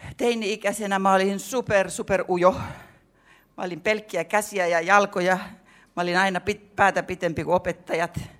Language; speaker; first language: Finnish; native; Finnish